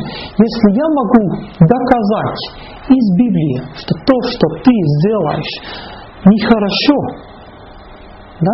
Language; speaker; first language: Russian; non-native, fluent; Dutch